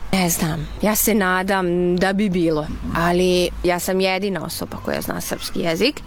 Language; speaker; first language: Serbian; non-native, local second language; Hungarian